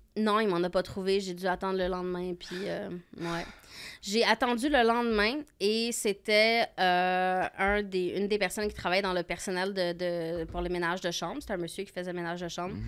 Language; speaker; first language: French; early bilingual, other home language; Arabic